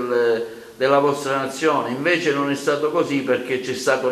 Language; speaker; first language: Italian; native; Italian